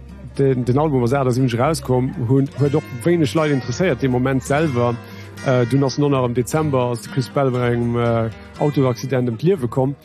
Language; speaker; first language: German; native; German